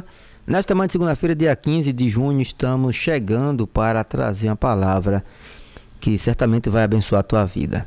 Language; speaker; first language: Portuguese; native; Portuguese